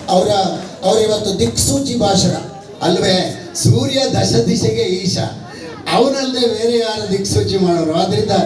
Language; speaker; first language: Kannada; native; Kannada